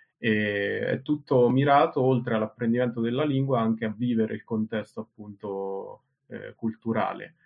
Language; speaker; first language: Italian; native; Italian